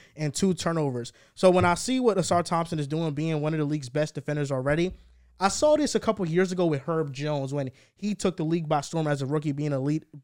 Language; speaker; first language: English; early bilingual, heritage; Spanish